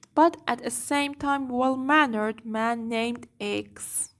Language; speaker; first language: English; non-native, fluent; Persian